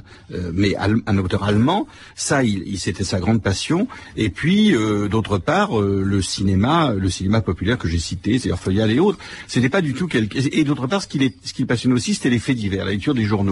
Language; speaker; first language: French; native; French